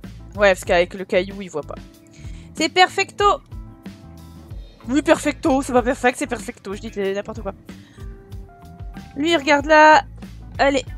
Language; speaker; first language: French; native; French